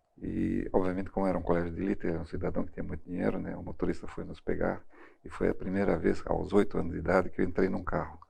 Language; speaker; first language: Portuguese; early bilingual, other home language; German